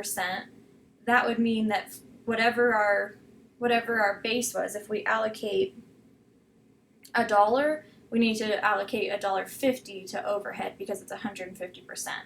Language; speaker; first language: English; native; English